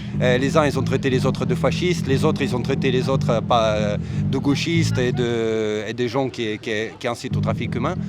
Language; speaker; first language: French; native; French